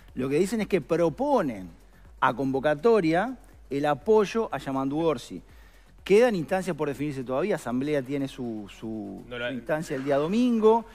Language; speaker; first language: Spanish; native; Spanish